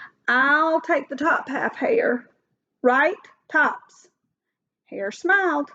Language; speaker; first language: English; native; English